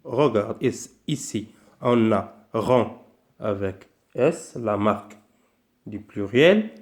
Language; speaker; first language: French; non-native, local second language; Arabic